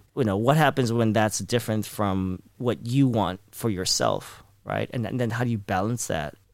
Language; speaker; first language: English; early bilingual, other home language; Filipino